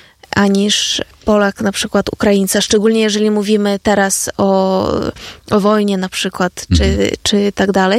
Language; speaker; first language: Polish; non-native, fluent; Ukrainian